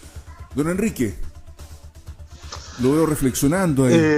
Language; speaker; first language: Spanish; native; Spanish